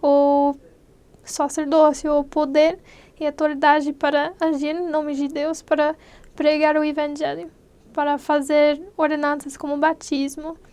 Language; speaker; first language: Portuguese; non-native, fluent; English